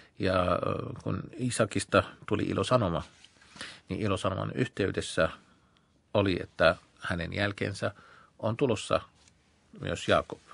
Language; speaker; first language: Finnish; non-native, fluent; Arabic